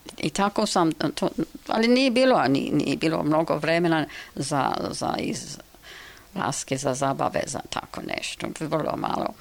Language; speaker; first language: Serbian; non-native, fluent; English